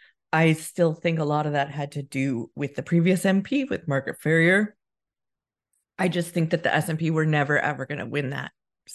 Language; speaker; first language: English; native; English